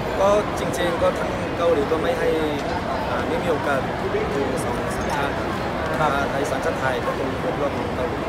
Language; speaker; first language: Thai; non-native, fluent; Korean